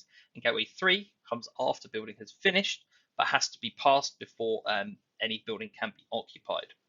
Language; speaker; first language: English; native; English